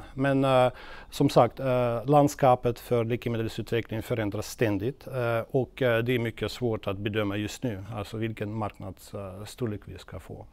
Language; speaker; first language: Swedish; non-native, fluent; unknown